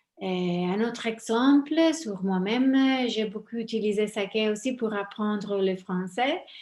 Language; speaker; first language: French; non-native, fluent; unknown